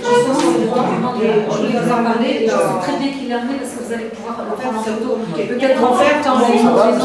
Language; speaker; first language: French; native; French